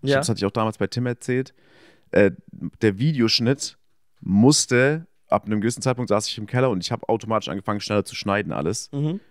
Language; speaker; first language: German; native; German